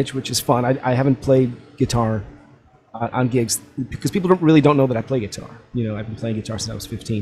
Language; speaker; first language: English; early bilingual, other home language; Russian